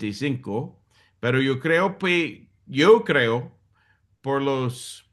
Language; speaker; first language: Spanish; non-native, fluent; English